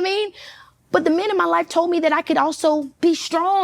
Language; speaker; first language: English; native; English